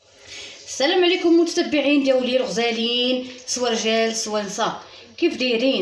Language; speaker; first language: Arabic; native; Arabic